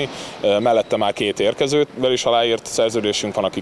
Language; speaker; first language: Hungarian; native; Hungarian